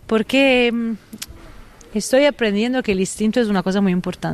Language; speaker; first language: Spanish; non-native, fluent; Italian